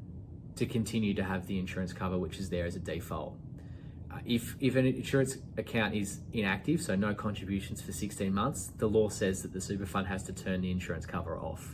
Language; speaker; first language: English; native; English